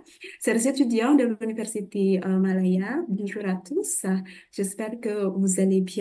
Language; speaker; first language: French; non-native, fluent; Indonesian